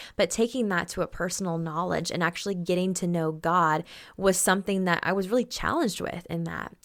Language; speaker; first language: English; native; English